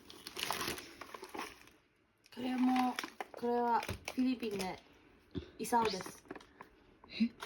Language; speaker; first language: Japanese; non-native, learner; English